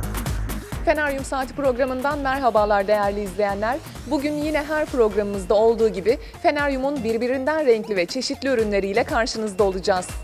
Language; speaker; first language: Turkish; native; Turkish